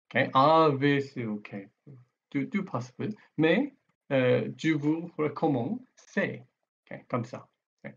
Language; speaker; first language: French; non-native, learner; Korean